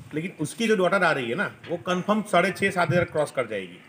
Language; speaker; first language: Hindi; non-native, local second language; Gujarati